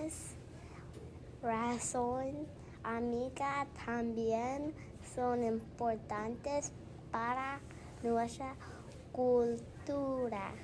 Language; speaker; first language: Spanish; non-native, learner; English